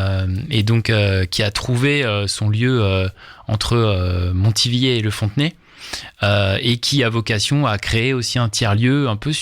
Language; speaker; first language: French; native; French